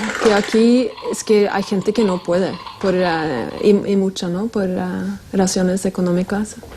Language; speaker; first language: Spanish; non-native, fluent; Norwegian